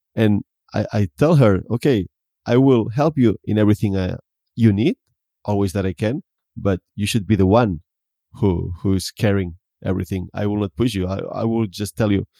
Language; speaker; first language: English; non-native, fluent; Spanish